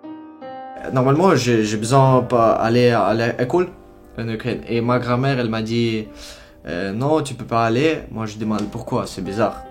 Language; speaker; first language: French; non-native, learner; Ukrainian